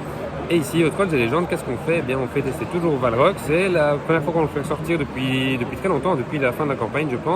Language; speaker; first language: French; native; French